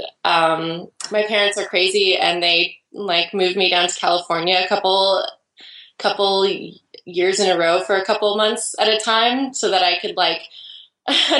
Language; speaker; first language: English; native; English